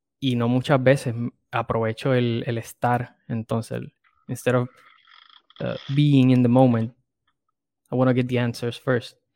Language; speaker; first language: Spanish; native; Spanish